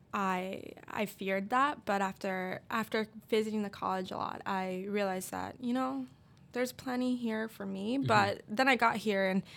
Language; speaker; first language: English; native; English